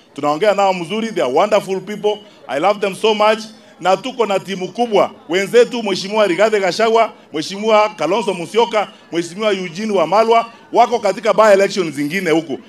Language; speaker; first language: Swahili; non-native, local second language; Gusii